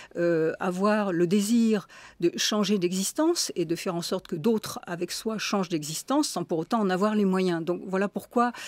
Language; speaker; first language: French; native; French